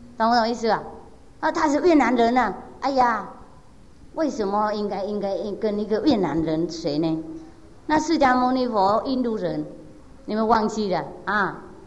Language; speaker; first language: Chinese; non-native, fluent; Vietnamese